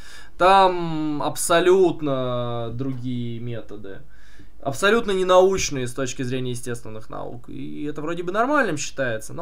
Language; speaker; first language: Russian; native; Russian